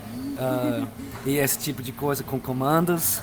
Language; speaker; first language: Portuguese; non-native, fluent; English